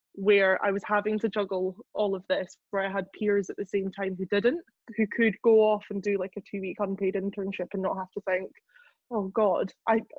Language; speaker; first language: English; native; English